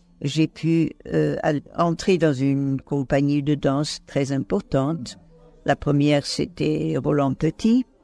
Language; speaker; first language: French; non-native, fluent; Italian